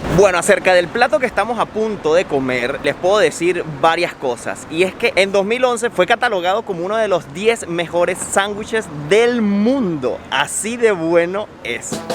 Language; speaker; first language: Spanish; native; Spanish